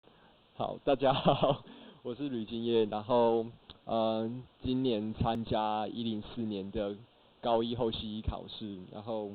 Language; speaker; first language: Chinese; native; Chinese